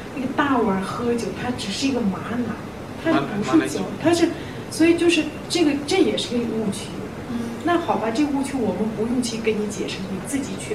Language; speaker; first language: Chinese; non-native, local second language; Mongolian